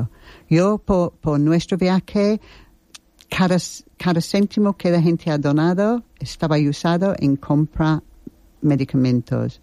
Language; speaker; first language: Spanish; non-native, fluent; English